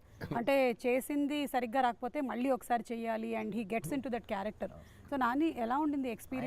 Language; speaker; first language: Telugu; native; Telugu